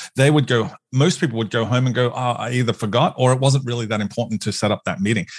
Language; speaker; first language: English; native; English